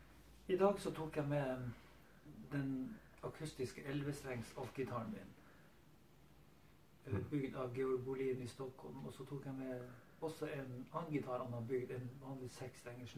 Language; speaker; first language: Norwegian; native; Norwegian